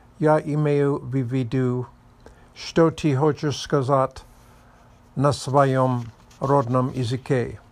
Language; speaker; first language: Russian; non-native, learner; English